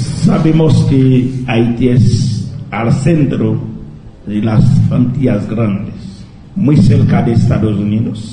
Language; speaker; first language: Spanish; non-native, local second language; Haitian Creole